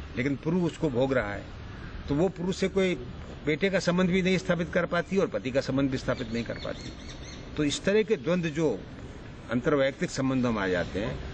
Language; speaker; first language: Hindi; native; Hindi